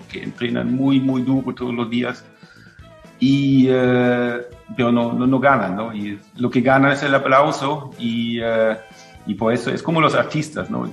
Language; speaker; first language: Spanish; non-native, fluent; German